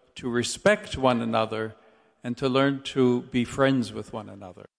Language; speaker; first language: English; native; English